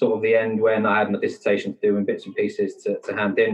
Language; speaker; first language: English; native; English